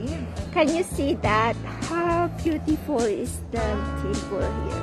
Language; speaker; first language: English; non-native, local second language; Filipino